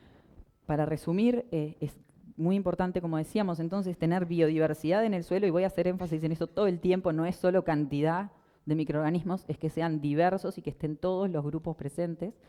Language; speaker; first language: Spanish; native; Spanish